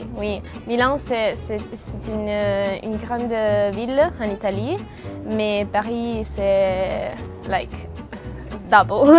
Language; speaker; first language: French; non-native, learner; Italian